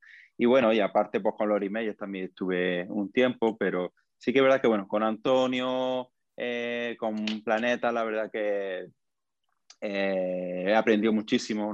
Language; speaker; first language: Spanish; native; Spanish